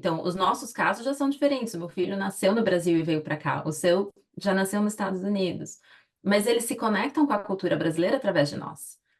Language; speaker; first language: Portuguese; native; Portuguese